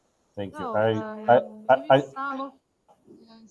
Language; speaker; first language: English; non-native, fluent; Ukrainian